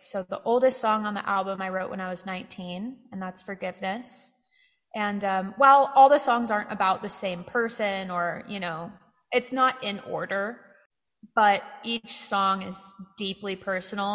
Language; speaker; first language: English; native; English